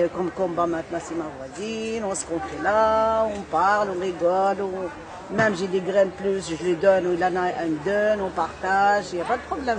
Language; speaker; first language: French; non-native, learner; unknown